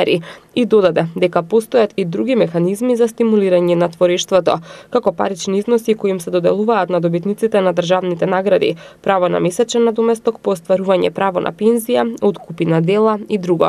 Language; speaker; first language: Macedonian; native; Macedonian